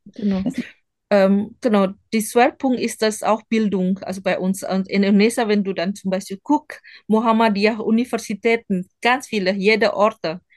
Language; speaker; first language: German; non-native, learner; Indonesian